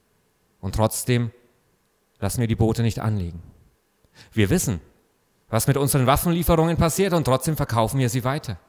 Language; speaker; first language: German; native; German